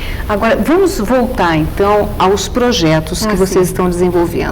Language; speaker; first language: Portuguese; native; Portuguese